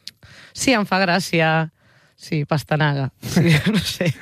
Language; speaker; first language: Catalan; non-native, learner; Spanish